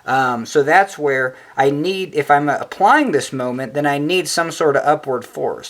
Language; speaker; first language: English; native; English